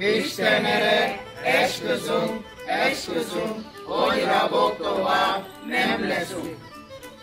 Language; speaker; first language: Hungarian; non-native, learner; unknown